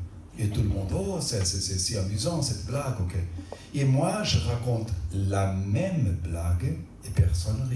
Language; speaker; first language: French; non-native, local second language; Portuguese